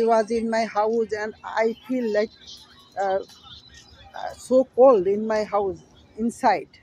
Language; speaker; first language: English; non-native, learner; Bangla